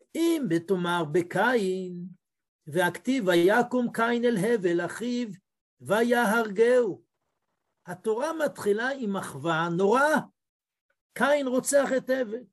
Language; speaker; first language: Hebrew; native; Hebrew